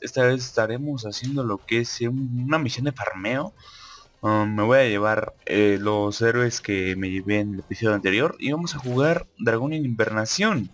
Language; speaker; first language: Spanish; native; Spanish